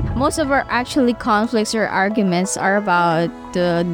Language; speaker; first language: English; non-native, local second language; Hiligaynon